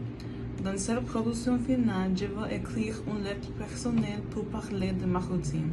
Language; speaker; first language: French; non-native, learner; Spanish